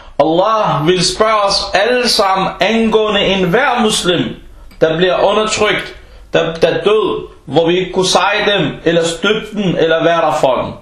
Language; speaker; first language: Danish; early bilingual, other home language; Arabic